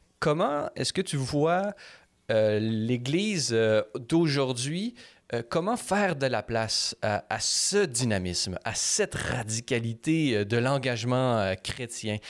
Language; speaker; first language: French; native; French